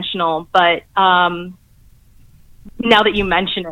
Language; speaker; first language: English; native; English